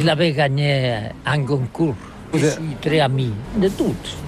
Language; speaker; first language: French; non-native, learner; Catalan